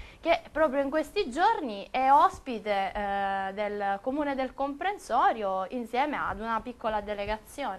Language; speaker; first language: Italian; native; Italian